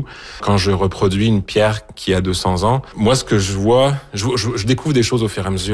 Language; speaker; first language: French; native; French